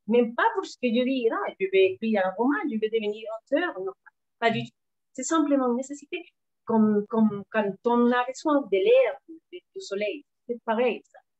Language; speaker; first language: French; non-native, learner; Spanish